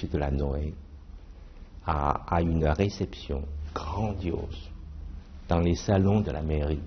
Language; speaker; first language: French; non-native, fluent; Chinese